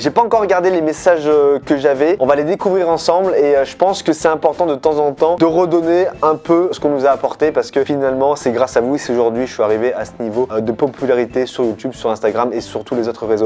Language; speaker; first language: French; native; French